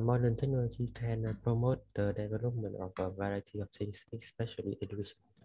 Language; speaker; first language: English; non-native, learner; Vietnamese